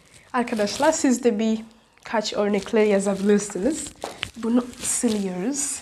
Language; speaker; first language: Turkish; non-native, fluent; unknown